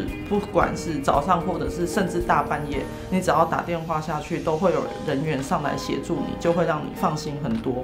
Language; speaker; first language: Chinese; native; Chinese